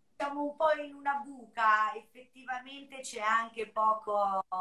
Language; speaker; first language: Italian; native; Italian